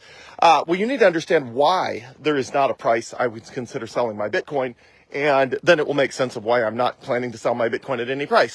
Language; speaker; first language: English; native; English